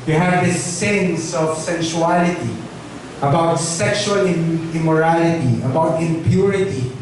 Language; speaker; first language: English; non-native, local second language; Filipino